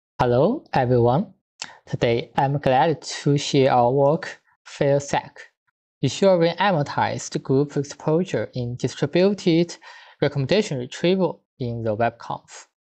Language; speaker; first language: English; non-native, fluent; Chinese